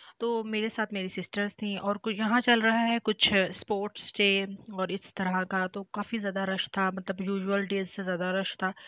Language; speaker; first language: Urdu; native; Urdu